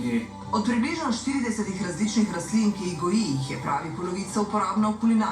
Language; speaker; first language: Slovenian; native; Slovenian